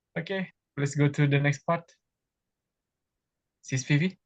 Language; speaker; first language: English; non-native, fluent; Indonesian